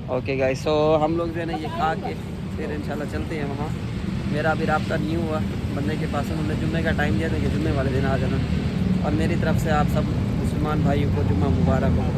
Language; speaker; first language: Urdu; non-native, local second language; Punjabi